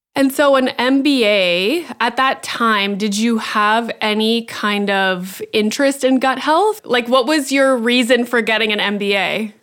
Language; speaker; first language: English; native; English